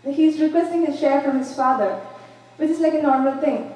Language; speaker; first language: English; non-native, local second language; Malayalam